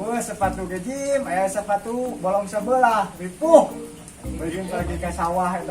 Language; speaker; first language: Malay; non-native, local second language; Sundanese